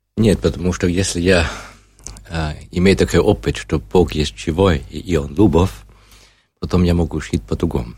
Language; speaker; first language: Russian; non-native, learner; German